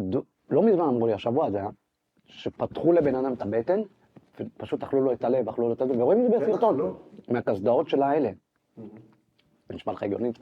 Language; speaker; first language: Hebrew; native; Hebrew